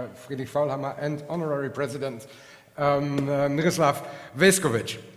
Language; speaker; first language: English; non-native, fluent; German